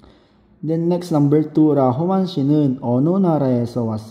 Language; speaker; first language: Korean; non-native, fluent; Filipino